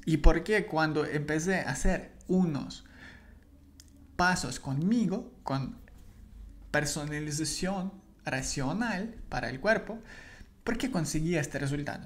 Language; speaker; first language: Spanish; non-native, learner; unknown